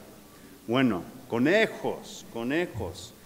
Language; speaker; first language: Spanish; non-native, fluent; English